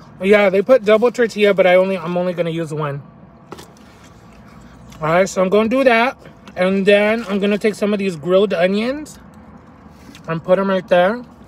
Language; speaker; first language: English; early bilingual, other home language; Spanish